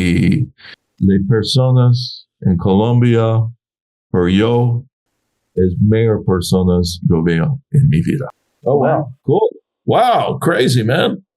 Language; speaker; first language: Spanish; non-native, learner; English